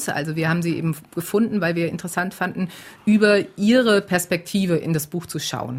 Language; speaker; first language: German; native; German